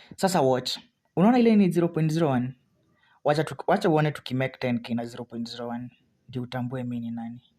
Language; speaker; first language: Swahili; native; Swahili